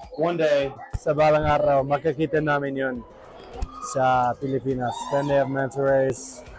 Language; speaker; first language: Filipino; non-native, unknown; English